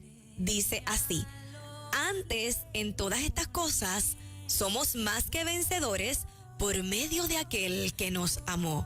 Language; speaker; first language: Spanish; native; Spanish